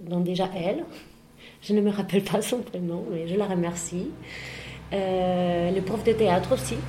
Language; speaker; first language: French; non-native, fluent; Spanish